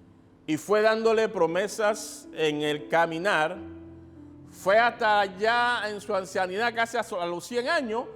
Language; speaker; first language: Spanish; native; Spanish